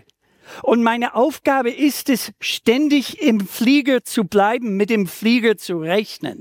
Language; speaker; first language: German; native; German